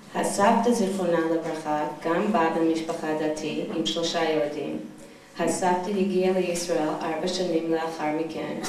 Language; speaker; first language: Hebrew; non-native, fluent; English